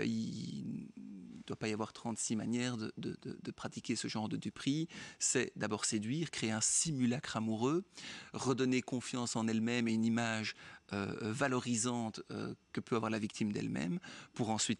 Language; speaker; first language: French; native; French